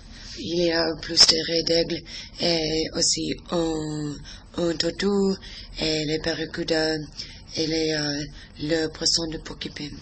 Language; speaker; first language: French; non-native, learner; English